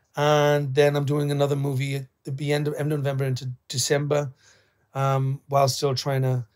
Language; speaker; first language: English; native; English